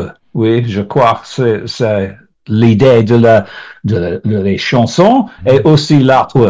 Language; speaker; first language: French; non-native, learner; English